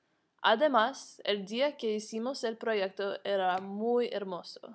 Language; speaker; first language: Spanish; non-native, learner; English